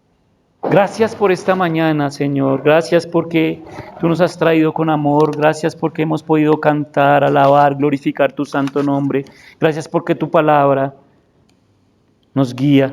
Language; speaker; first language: Spanish; native; Spanish